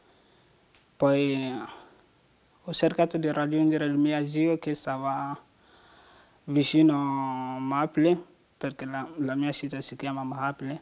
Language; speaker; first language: Italian; non-native, learner; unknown